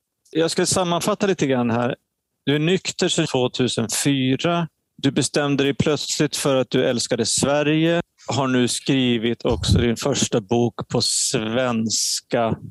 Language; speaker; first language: Swedish; native; Swedish